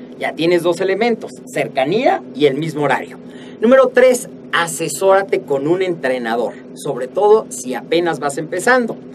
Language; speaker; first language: Spanish; native; Spanish